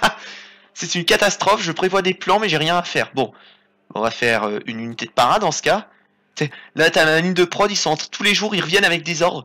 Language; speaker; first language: French; native; French